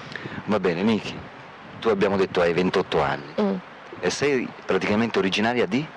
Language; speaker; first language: Italian; native; Italian